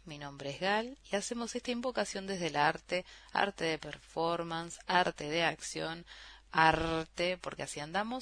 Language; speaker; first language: Spanish; native; Spanish